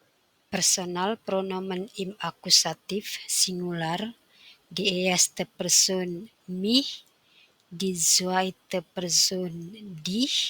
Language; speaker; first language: German; non-native, fluent; Indonesian